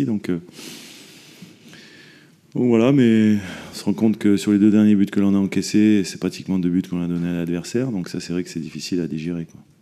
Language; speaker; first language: French; native; French